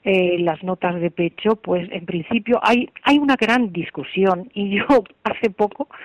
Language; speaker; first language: Spanish; native; Spanish